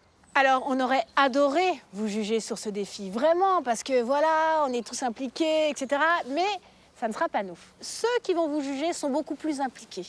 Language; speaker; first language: French; native; French